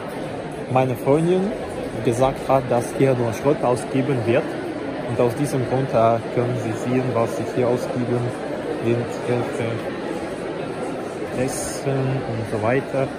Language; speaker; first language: German; non-native, learner; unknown